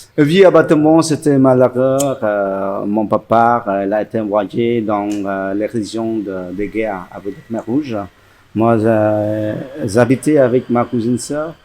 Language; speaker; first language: French; non-native, fluent; Khmer